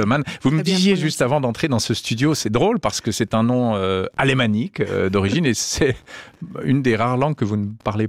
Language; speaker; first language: French; native; French